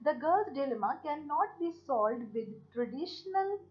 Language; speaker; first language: English; non-native, local second language; Punjabi